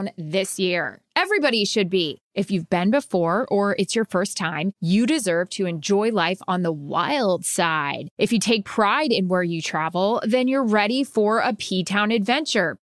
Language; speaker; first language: English; native; English